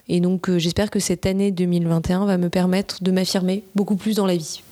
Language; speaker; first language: French; native; French